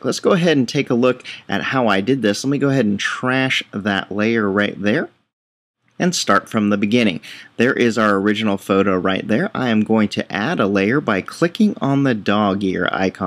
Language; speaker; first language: English; native; English